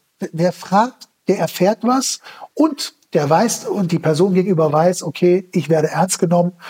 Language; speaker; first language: German; early bilingual, other home language; Turkish